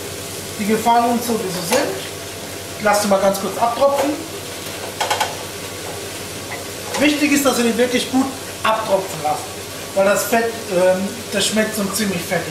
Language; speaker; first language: German; native; German